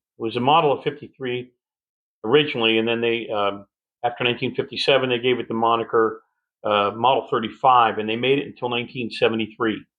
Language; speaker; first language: English; native; English